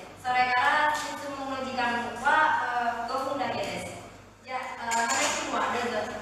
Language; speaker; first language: Japanese; non-native, learner; Indonesian